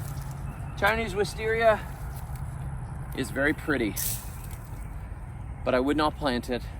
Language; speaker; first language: English; native; English